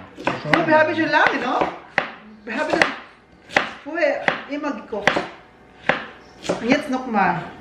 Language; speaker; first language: German; non-native, learner; Filipino